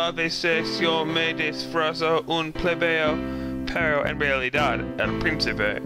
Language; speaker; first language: Spanish; non-native, learner; English